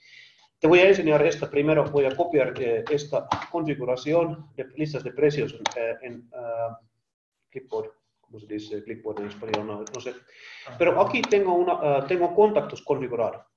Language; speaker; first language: Spanish; non-native, learner; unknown